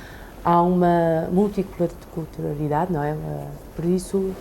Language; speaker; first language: Portuguese; early bilingual, other home language; Chinese